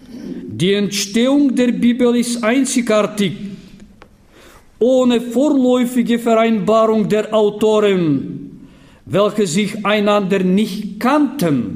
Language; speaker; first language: German; non-native, fluent; Bulgarian